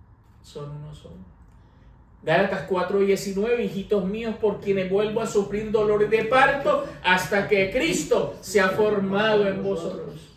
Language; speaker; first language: Spanish; native; Spanish